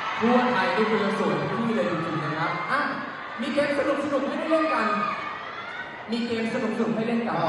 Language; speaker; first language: Thai; native; Thai